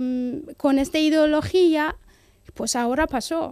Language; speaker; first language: Spanish; non-native, fluent; Persian